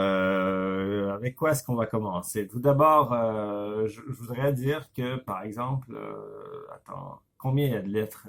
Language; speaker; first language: French; native; French